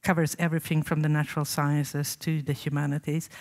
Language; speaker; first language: English; non-native, fluent; Swedish